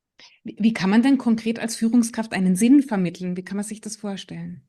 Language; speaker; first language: German; native; German